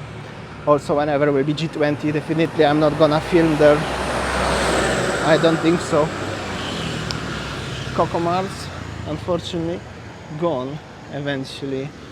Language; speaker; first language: English; non-native, fluent; Polish